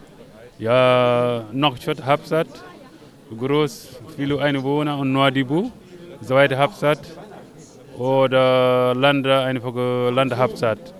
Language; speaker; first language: German; non-native, learner; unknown